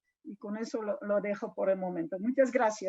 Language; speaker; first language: Spanish; non-native, fluent; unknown